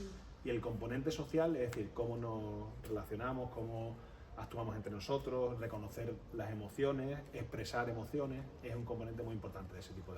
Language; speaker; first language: Spanish; native; Spanish